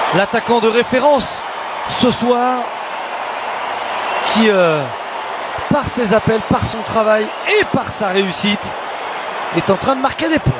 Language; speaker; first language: French; native; French